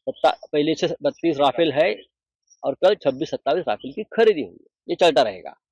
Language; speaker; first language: Hindi; non-native, local second language; Marathi